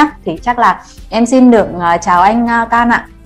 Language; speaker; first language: Vietnamese; native; Vietnamese